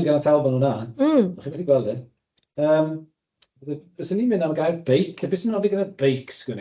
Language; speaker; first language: Welsh; native; Welsh